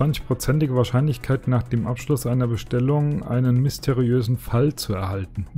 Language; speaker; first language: German; native; German